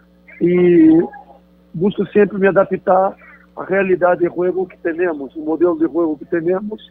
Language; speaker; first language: Spanish; non-native, fluent; Portuguese